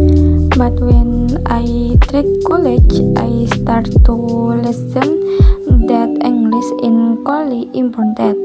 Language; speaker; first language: English; non-native, learner; Indonesian